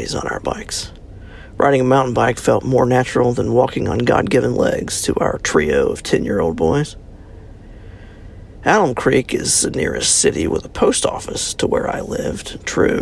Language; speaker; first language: English; native; English